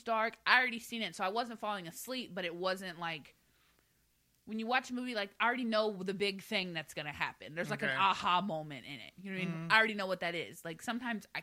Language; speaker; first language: English; native; English